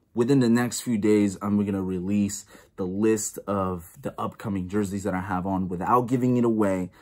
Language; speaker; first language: English; native; English